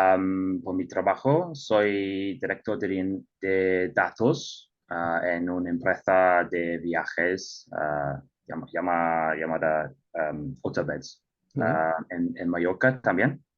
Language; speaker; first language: Spanish; non-native, learner; English